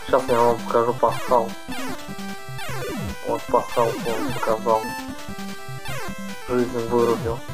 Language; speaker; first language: Russian; native; Russian